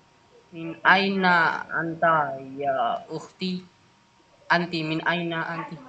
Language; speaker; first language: Arabic; non-native, learner; Indonesian